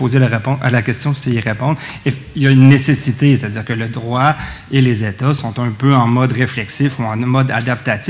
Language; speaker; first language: French; native; French